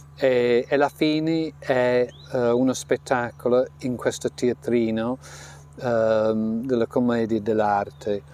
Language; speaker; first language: Italian; non-native, fluent; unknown